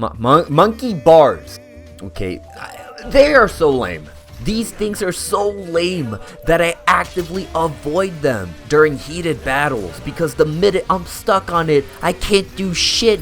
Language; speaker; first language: English; native; English